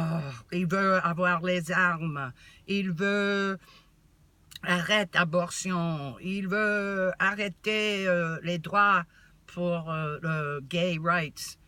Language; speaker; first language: French; non-native, learner; English